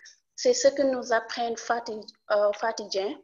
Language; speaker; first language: French; non-native, local second language; Wolof